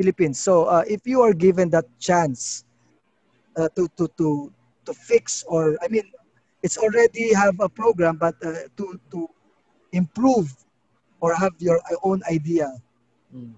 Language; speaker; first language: English; non-native, local second language; Filipino